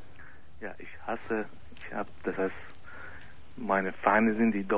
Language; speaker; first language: German; non-native, fluent; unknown